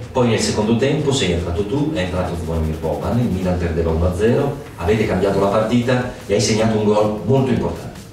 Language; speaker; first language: Italian; native; Italian